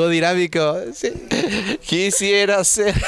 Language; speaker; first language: Spanish; native; Spanish